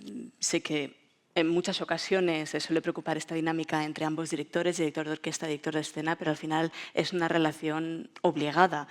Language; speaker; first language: Spanish; native; Spanish